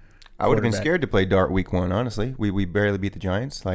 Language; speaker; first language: English; native; English